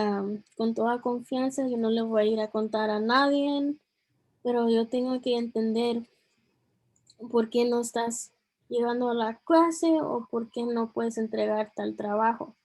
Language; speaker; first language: Spanish; early bilingual, heritage; Spanish